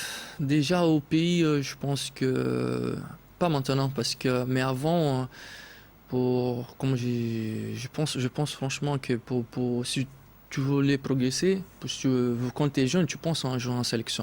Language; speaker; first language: French; non-native, fluent; Portuguese